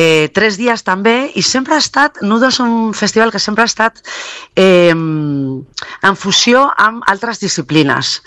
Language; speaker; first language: Catalan; non-native, local second language; Spanish